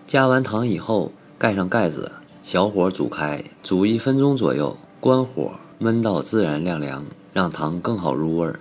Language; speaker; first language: Chinese; native; Chinese